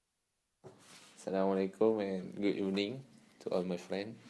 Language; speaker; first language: English; non-native, local second language; Malay